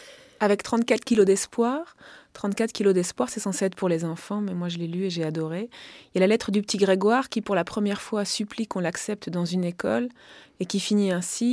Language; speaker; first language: French; native; French